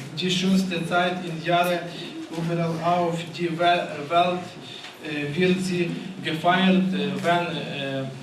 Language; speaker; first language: German; non-native, learner; Ukrainian